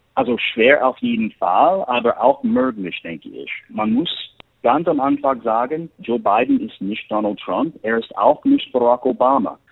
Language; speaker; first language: German; non-native, fluent; English